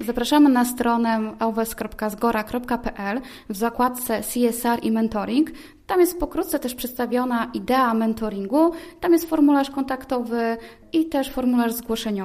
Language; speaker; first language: Polish; native; Polish